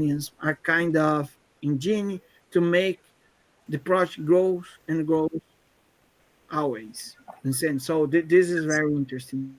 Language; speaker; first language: English; non-native, fluent; Portuguese